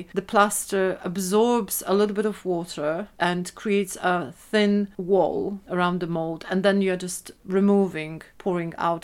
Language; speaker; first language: English; non-native, fluent; Polish